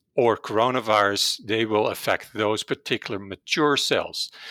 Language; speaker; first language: English; non-native, fluent; Dutch